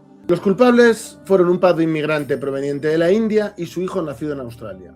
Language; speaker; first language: Spanish; native; Spanish